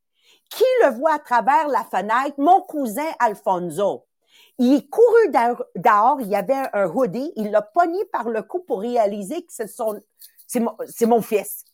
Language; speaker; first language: French; native; French